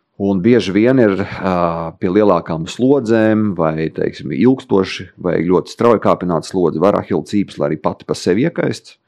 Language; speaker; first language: Latvian; native; Latvian